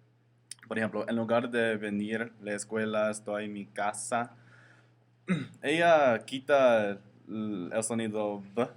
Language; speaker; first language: Spanish; non-native, learner; English